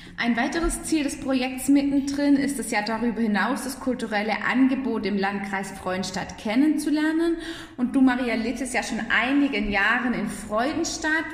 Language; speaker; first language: German; native; German